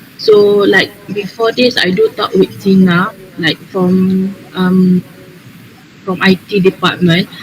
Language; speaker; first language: English; non-native, learner; Malay